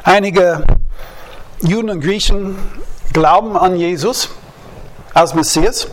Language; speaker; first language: German; non-native, fluent; English